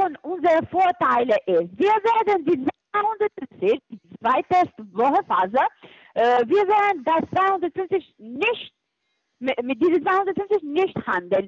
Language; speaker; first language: German; non-native, fluent; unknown